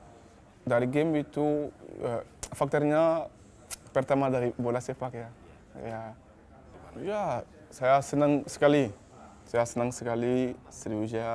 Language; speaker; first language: Indonesian; non-native, learner; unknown